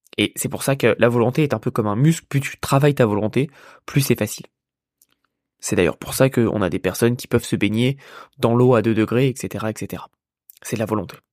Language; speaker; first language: French; native; French